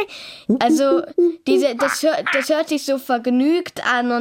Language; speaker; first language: German; native; German